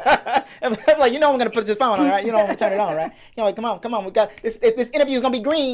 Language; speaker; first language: English; native; English